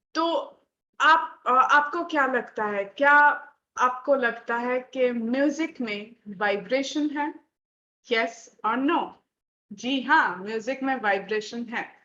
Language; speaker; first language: Hindi; non-native, local second language; Bangla